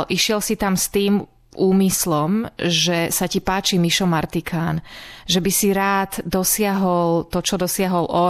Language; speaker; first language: Slovak; native; Slovak